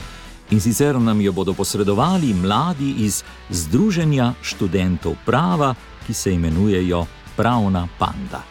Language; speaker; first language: Slovenian; native; Slovenian